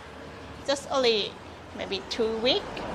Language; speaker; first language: English; non-native, learner; Thai